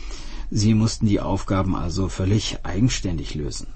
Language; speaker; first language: German; native; German